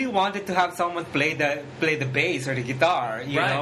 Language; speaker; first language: English; non-native, local second language; Filipino